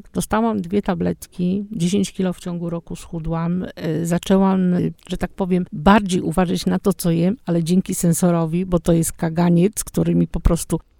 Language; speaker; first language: Polish; native; Polish